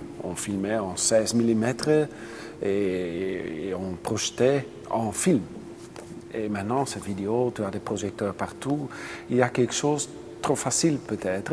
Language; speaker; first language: French; non-native, local second language; Dutch